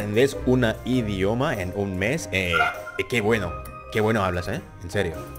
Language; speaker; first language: Spanish; non-native, learner; Indonesian